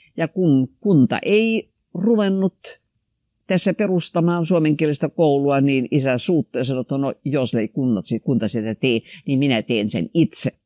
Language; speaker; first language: Finnish; non-native, local second language; Swedish